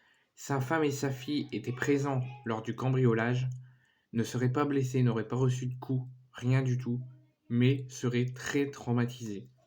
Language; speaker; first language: French; native; French